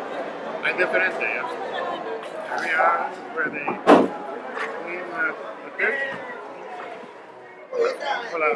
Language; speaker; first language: Spanish; non-native, learner; English